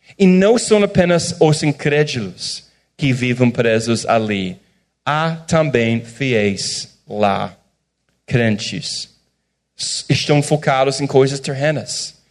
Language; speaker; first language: Portuguese; non-native, fluent; English